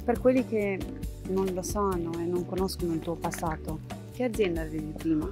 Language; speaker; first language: Italian; non-native, fluent; Romanian